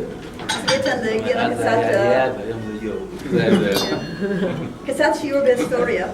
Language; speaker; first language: Hebrew; non-native, fluent; English